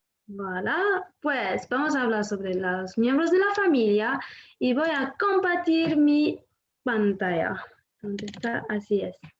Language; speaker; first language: Spanish; non-native, fluent; French